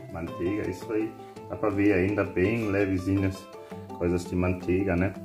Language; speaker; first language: Portuguese; non-native, learner; German